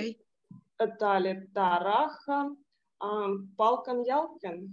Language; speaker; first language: Finnish; non-native, learner; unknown